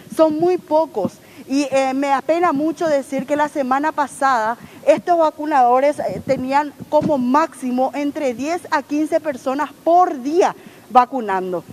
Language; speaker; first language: Spanish; native; Spanish